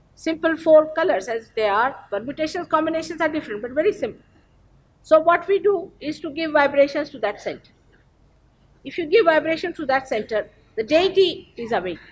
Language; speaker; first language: English; non-native, local second language; Marathi